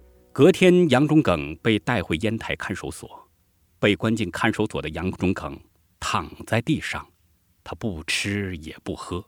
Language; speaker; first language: Chinese; native; Chinese